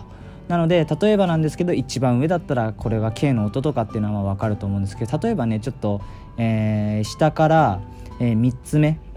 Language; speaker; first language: Japanese; native; Japanese